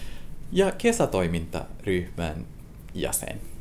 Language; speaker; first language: Finnish; non-native, fluent; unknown